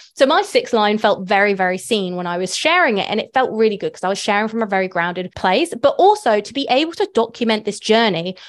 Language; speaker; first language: English; native; English